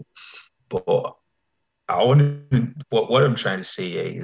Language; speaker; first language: English; non-native, local second language; Yoruba